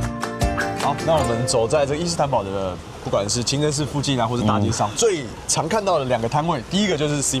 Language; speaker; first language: Chinese; native; Chinese